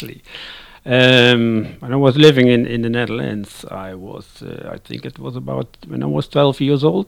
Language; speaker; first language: English; non-native, learner; Dutch